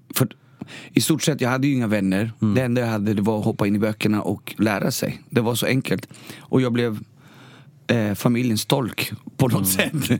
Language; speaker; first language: Swedish; early bilingual, other home language; Spanish